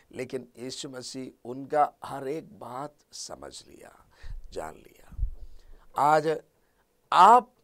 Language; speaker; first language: Hindi; non-native, local second language; Malayalam